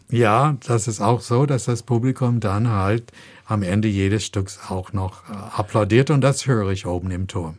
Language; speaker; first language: German; non-native, fluent; English